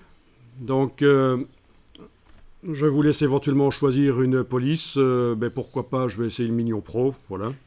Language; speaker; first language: French; native; French